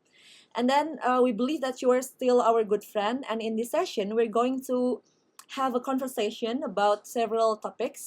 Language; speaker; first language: English; non-native, fluent; Indonesian